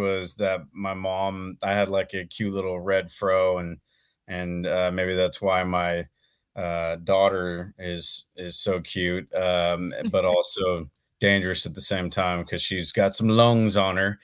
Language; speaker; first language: English; native; English